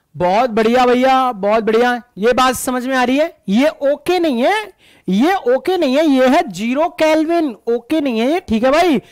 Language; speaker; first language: Hindi; native; Hindi